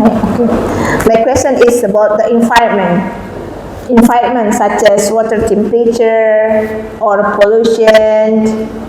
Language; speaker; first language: English; non-native, fluent; Indonesian